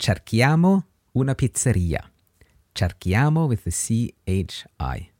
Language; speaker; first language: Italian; non-native, fluent; English